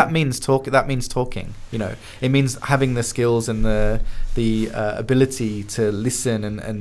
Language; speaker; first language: English; native; English